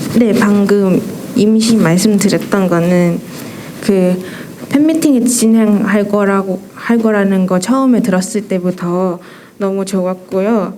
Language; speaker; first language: Korean; non-native, fluent; Thai